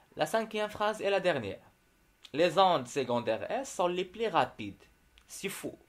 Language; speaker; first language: French; non-native, local second language; Arabic